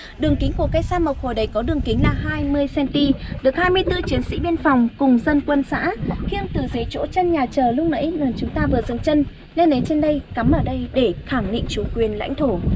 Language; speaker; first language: Vietnamese; non-native, local second language; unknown